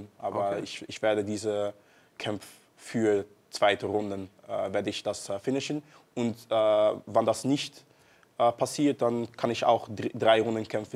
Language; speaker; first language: German; non-native, learner; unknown